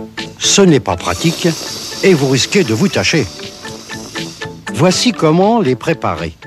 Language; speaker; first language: French; native; French